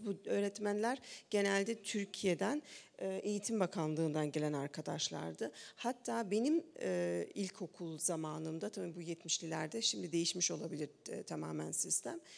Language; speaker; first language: Turkish; early bilingual, heritage; Turkish